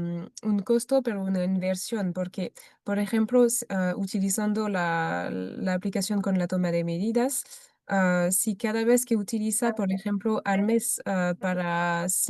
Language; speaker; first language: Spanish; non-native, fluent; French